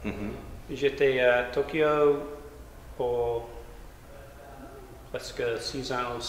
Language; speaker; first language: French; non-native, learner; English